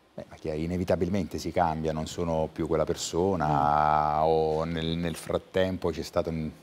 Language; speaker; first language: Italian; native; Italian